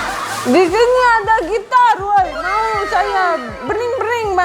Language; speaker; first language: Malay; non-native, learner; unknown